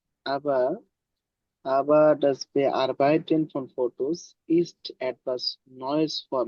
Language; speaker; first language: German; non-native, learner; Bangla